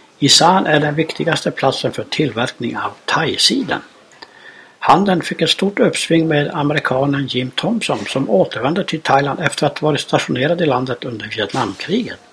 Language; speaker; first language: Swedish; native; Swedish